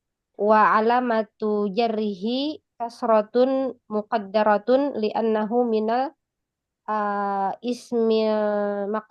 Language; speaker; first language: Arabic; non-native, learner; Indonesian